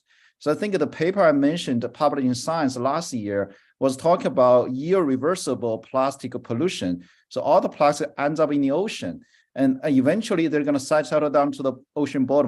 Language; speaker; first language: English; non-native, fluent; Chinese